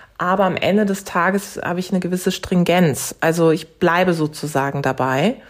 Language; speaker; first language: German; early bilingual, other home language; Turkish